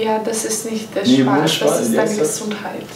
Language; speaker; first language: German; non-native, learner; English